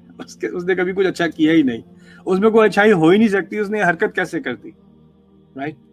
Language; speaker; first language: Urdu; native; Urdu